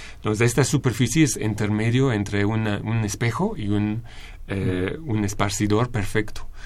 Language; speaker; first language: Spanish; non-native, fluent; English